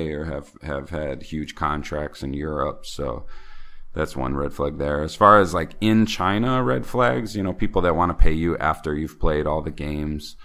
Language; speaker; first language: English; native; English